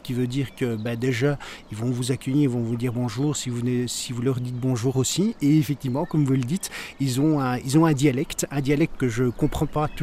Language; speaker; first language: French; native; French